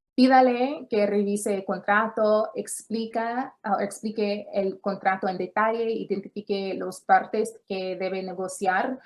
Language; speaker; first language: Spanish; early bilingual, other home language; English